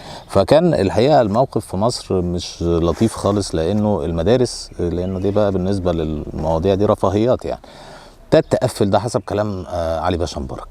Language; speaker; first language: Arabic; native; Arabic